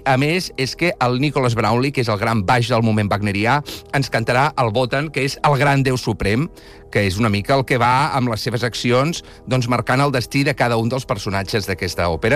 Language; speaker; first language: Catalan; native; Catalan